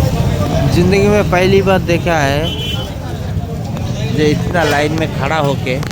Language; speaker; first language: Hindi; non-native, local second language; Bangla